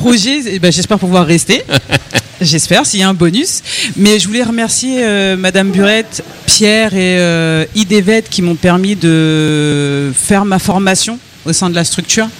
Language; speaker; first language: French; native; French